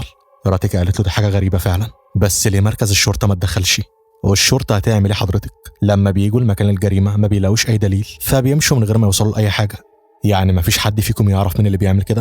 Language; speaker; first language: Arabic; native; Arabic